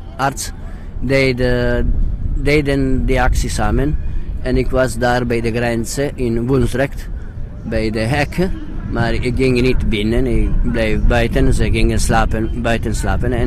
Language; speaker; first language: Dutch; non-native, learner; Italian